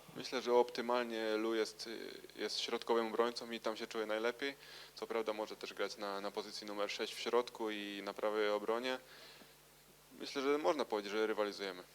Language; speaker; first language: Polish; native; Polish